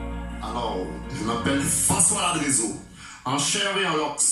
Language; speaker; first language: French; native; French